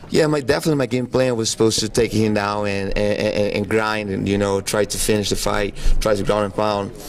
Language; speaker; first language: English; non-native, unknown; Portuguese